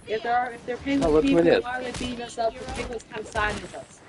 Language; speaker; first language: English; native; English